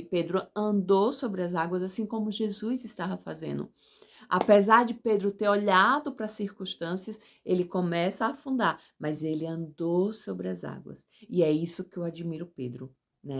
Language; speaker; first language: Portuguese; native; Portuguese